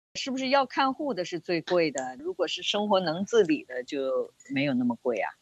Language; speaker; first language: Chinese; native; Chinese